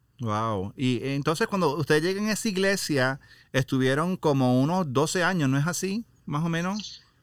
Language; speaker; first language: Spanish; native; Spanish